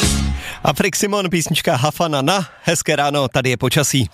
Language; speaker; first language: Czech; native; Czech